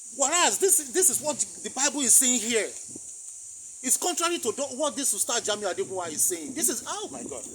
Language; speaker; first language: English; non-native, local second language; Yoruba